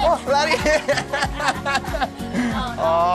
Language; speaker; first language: Indonesian; non-native, learner; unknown